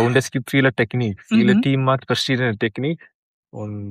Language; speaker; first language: German; non-native, learner; Malayalam